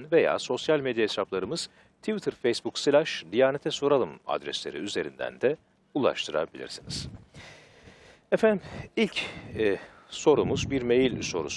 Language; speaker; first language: Turkish; native; Turkish